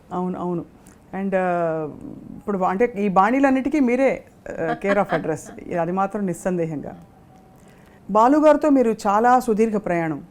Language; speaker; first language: Telugu; native; Telugu